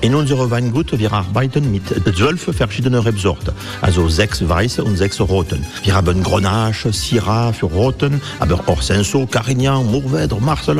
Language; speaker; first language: German; non-native, learner; French